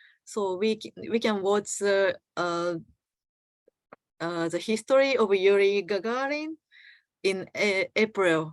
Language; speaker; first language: English; non-native, learner; Japanese